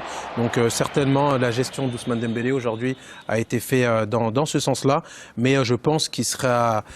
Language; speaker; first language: French; native; French